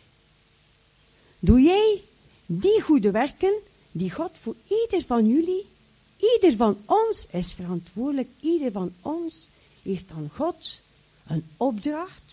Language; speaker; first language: Dutch; native; Dutch